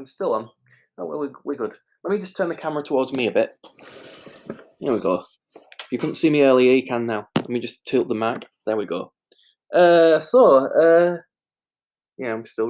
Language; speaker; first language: English; native; English